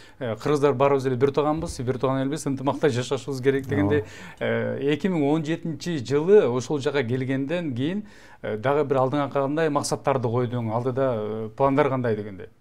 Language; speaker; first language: Kyrgyz; native; Kyrgyz